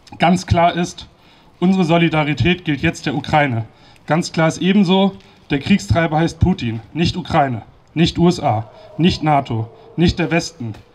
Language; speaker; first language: German; native; German